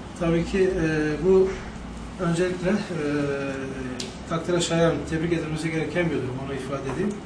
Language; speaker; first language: Turkish; native; Turkish